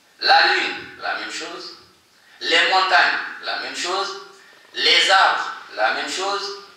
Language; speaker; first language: French; non-native, local second language; Wolof